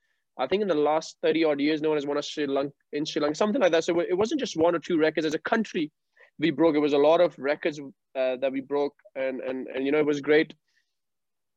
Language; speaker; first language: English; non-native, local second language; Punjabi